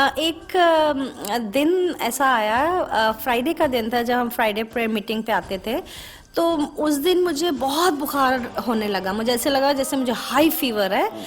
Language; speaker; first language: Urdu; native; Urdu